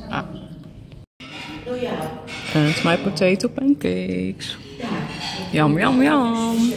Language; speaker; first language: English; non-native, fluent; Dutch